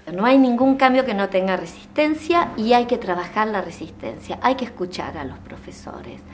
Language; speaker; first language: Spanish; native; Spanish